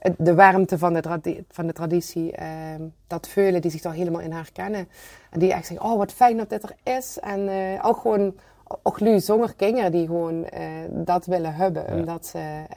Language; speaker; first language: Dutch; non-native, local second language; Limburgish